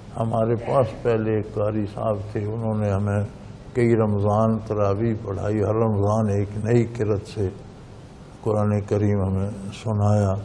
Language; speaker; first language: Urdu; non-native, local second language; Punjabi